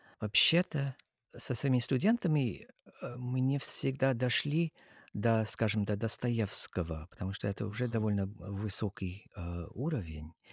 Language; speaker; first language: Russian; non-native, fluent; English